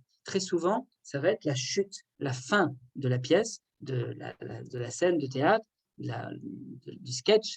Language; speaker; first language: French; native; French